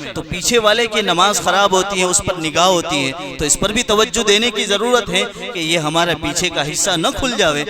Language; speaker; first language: Urdu; non-native, local second language; Gujarati